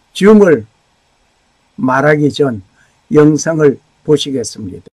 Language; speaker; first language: Korean; native; Korean